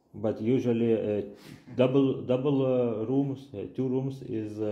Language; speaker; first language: English; non-native, learner; Lithuanian